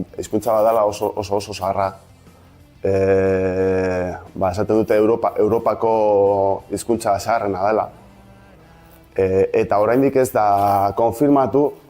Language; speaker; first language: Basque; non-native, local second language; Spanish